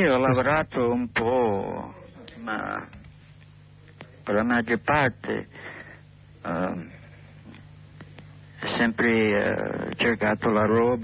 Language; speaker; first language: Italian; non-native, learner; English